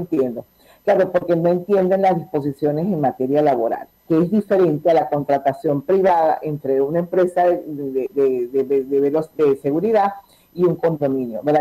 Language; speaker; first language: Spanish; native; Spanish